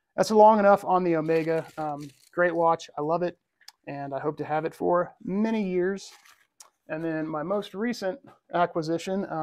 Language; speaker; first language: English; native; English